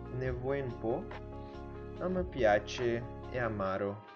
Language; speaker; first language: Italian; non-native, learner; Portuguese